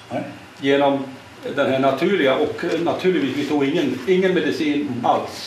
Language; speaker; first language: Swedish; non-native, fluent; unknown